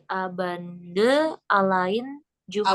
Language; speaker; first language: German; non-native, learner; Indonesian